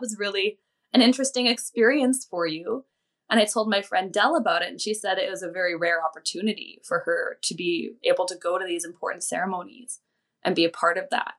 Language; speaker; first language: English; native; English